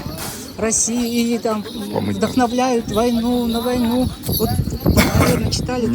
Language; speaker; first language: Russian; native; Russian